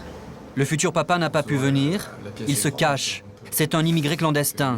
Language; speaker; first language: French; native; French